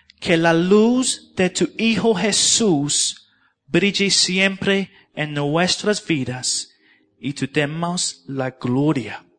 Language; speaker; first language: Spanish; non-native, learner; English